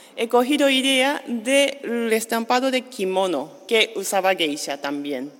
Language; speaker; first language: Spanish; non-native, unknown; Japanese